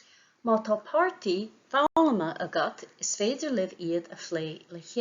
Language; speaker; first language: Irish; non-native, local second language; English